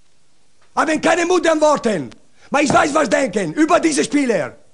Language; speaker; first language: German; non-native, learner; Italian